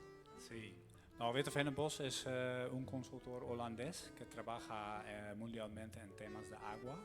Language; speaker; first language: Spanish; non-native, fluent; Dutch